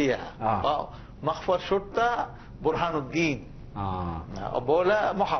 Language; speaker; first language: Arabic; non-native, fluent; Bangla